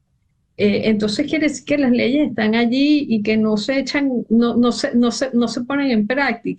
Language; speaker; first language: Spanish; native; Spanish